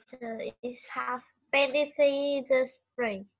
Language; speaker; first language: English; non-native, learner; Vietnamese